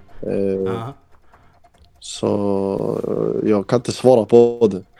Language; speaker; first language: Swedish; early bilingual, other home language; Albanian